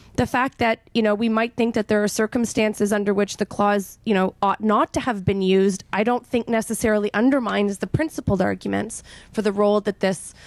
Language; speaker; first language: English; native; English